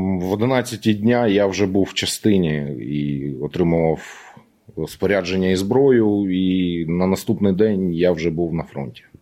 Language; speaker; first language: Ukrainian; native; Ukrainian